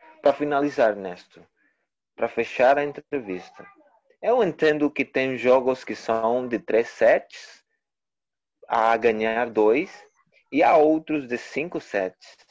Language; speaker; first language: Portuguese; non-native, learner; Spanish